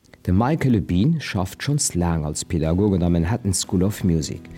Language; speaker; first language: German; non-native, local second language; Luxembourgish